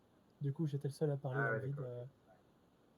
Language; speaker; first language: French; native; French